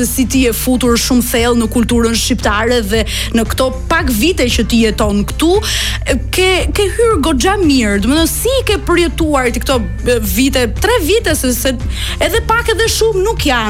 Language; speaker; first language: Albanian; native; Albanian